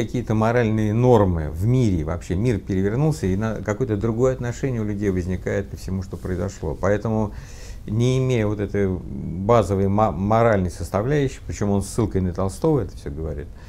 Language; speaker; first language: Russian; native; Russian